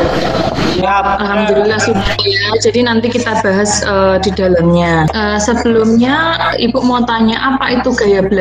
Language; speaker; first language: Indonesian; native; Indonesian